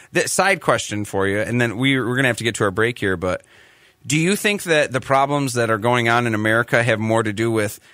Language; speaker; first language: English; native; English